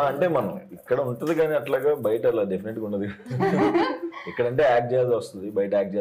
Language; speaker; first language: Telugu; native; Telugu